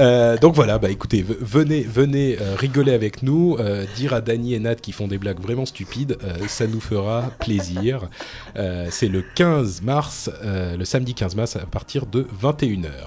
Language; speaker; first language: French; native; French